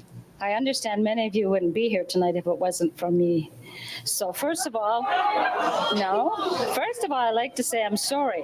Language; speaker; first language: English; native; English